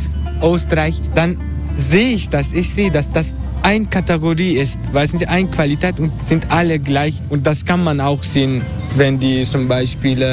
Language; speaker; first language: German; non-native, learner; Turkish